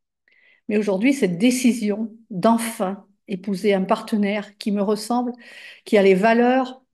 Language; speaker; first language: French; native; French